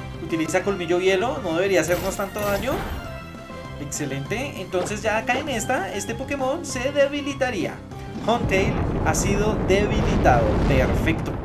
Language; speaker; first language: Spanish; native; Spanish